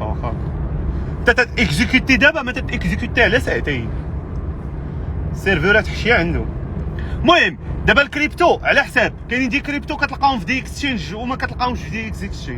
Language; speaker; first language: Arabic; native; Arabic